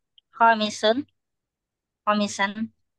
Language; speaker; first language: Arabic; non-native, learner; Indonesian